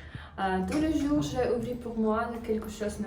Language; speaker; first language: French; non-native, learner; Russian